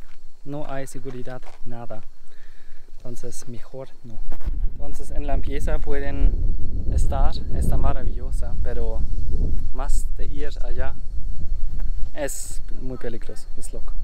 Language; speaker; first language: Spanish; non-native, learner; German